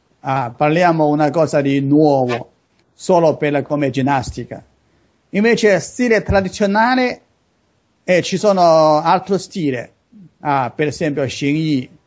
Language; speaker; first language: Italian; non-native, learner; Chinese